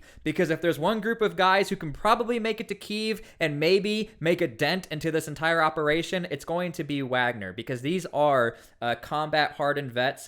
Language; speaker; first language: English; native; English